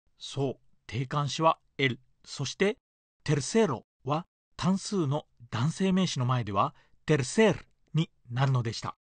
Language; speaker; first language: Japanese; native; Japanese